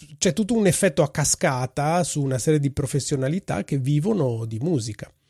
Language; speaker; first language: Italian; native; Italian